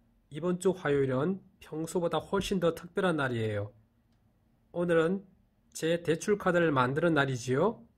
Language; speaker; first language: Korean; native; Korean